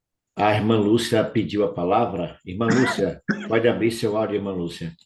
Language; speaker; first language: Portuguese; native; Portuguese